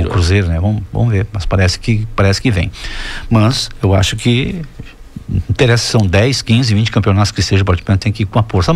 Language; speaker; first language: Portuguese; native; Portuguese